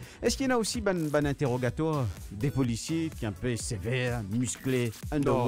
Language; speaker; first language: French; non-native, local second language; Morisyen